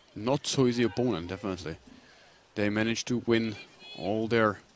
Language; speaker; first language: English; non-native, fluent; Czech